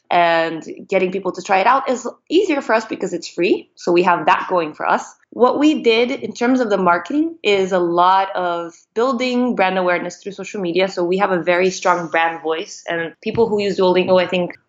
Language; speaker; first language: English; non-native, fluent; Portuguese